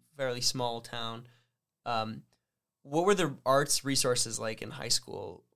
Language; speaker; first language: English; native; English